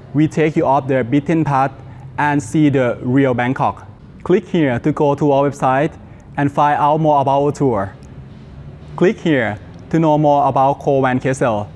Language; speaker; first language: English; non-native, fluent; Thai